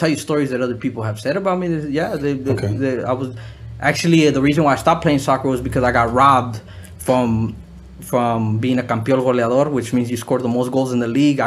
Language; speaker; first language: English; early bilingual, other home language; Spanish